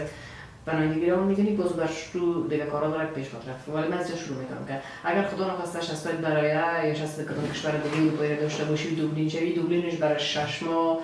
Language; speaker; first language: Persian; native; Persian